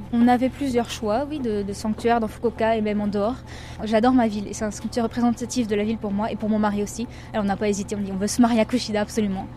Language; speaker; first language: French; native; French